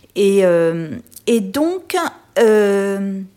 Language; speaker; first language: French; native; French